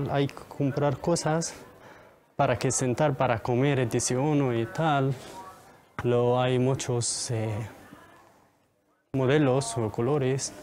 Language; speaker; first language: Spanish; non-native, learner; Arabic